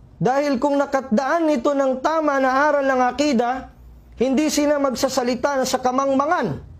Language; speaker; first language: Filipino; non-native, local second language; Maranao